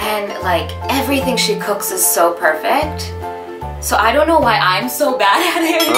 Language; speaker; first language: English; early bilingual, other home language; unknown